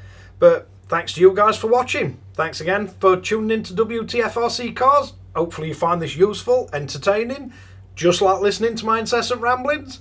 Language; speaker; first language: English; native; English